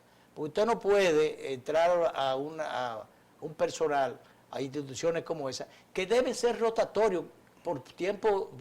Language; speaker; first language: Spanish; native; Spanish